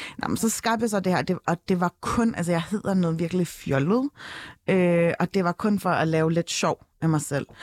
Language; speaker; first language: Danish; native; Danish